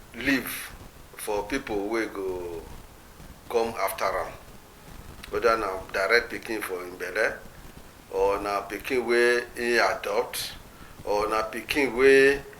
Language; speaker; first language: Nigerian Pidgin; non-native, local second language; Bini